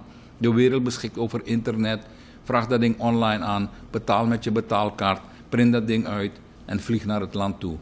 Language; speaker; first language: Dutch; native; Dutch